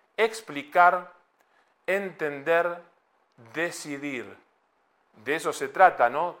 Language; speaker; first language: Spanish; native; Spanish